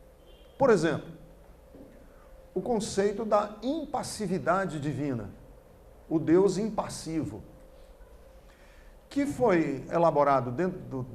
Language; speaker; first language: Portuguese; native; Portuguese